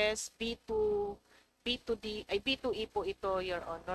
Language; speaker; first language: Filipino; native; Filipino